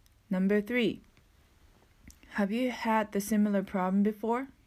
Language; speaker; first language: English; non-native, fluent; Japanese